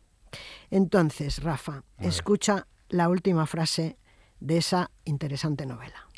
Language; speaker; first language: Spanish; native; Spanish